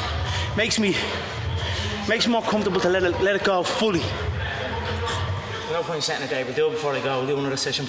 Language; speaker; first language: English; native; English